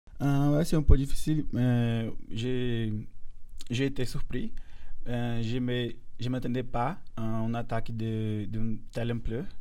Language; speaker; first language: French; non-native, learner; Portuguese